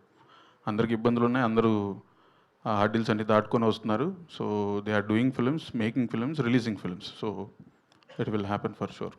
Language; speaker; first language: Telugu; native; Telugu